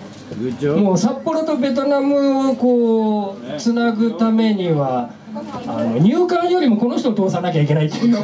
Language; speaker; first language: Japanese; native; Japanese